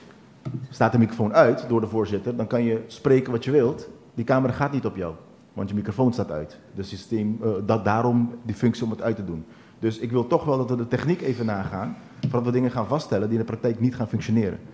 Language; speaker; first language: Dutch; non-native, local second language; Papiamento